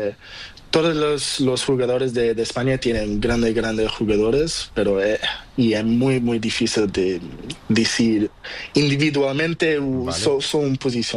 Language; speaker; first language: Spanish; non-native, learner; Portuguese